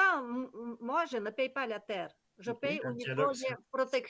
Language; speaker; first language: French; non-native, learner; Kyrgyz